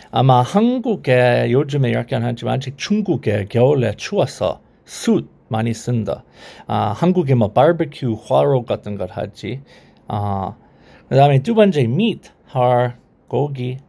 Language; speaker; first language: Korean; non-native, learner; English